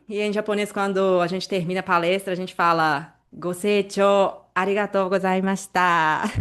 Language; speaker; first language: Portuguese; native; Portuguese